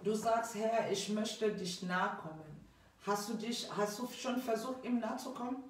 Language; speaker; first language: German; non-native, fluent; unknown